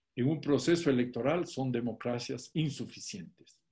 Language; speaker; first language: Spanish; native; Spanish